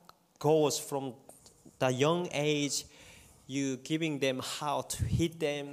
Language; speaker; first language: English; non-native, fluent; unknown